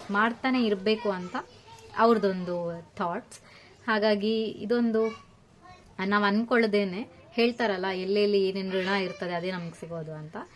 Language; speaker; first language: Kannada; native; Kannada